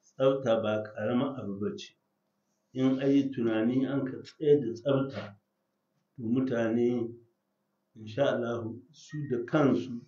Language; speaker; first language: Hausa; native; Hausa